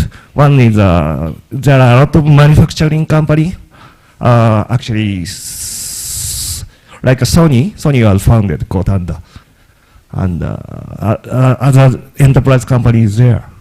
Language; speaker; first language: English; non-native, learner; Japanese